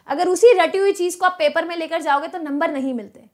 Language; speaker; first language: Hindi; native; Hindi